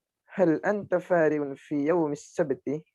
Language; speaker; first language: Arabic; non-native, learner; Indonesian